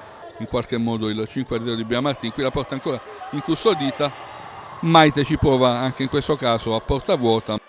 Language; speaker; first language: Italian; native; Italian